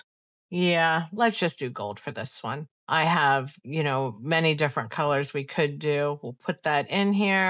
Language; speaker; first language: English; native; English